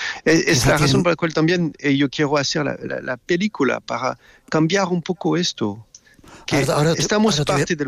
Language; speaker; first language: Spanish; non-native, learner; French